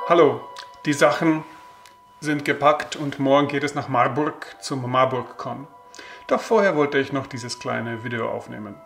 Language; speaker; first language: German; native; German